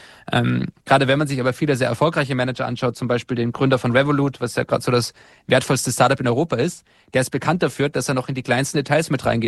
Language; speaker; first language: German; native; German